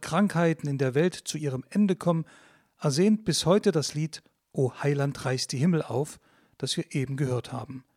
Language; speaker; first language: German; native; German